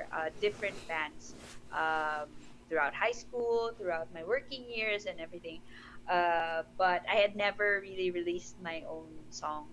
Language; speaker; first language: English; non-native, local second language; Filipino